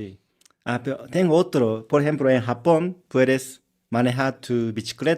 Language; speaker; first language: Spanish; non-native, learner; Japanese